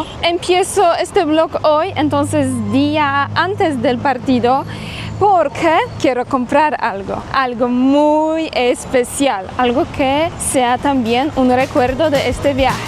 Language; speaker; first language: Spanish; non-native, fluent; Polish